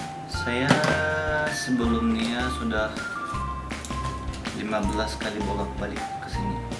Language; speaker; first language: Indonesian; non-native, fluent; Turkish